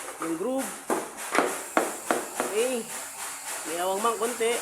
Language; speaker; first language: Filipino; native; Filipino